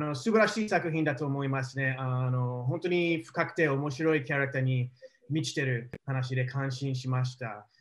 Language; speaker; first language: Japanese; non-native, fluent; English